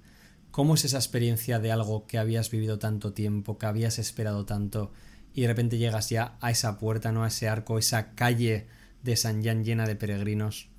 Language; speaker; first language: Spanish; native; Spanish